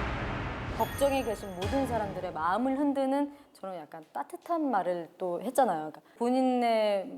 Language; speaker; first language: Korean; native; Korean